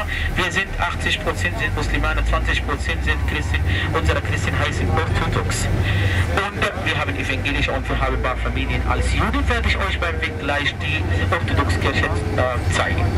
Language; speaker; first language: German; non-native, learner; Arabic